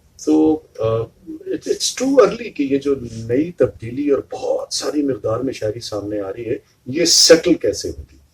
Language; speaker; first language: Urdu; native; Urdu